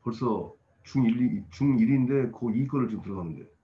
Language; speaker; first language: Korean; native; Korean